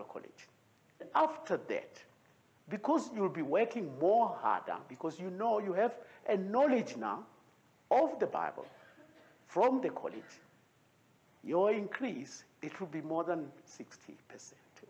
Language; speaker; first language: English; non-native, local second language; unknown